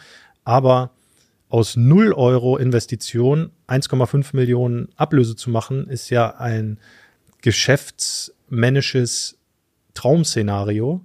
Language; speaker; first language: German; native; German